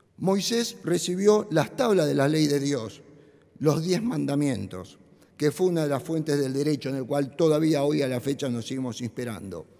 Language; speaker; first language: Spanish; native; Spanish